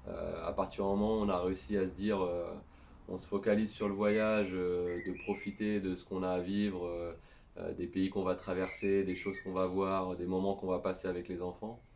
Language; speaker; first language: French; native; French